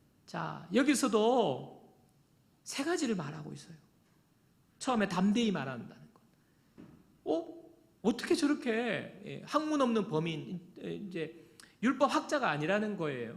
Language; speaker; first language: Korean; native; Korean